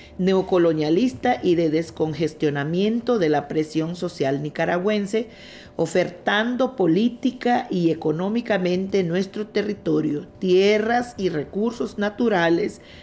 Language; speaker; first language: Spanish; non-native, local second language; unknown